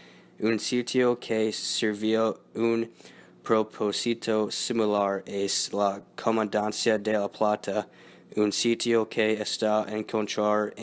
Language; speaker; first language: Spanish; non-native, learner; English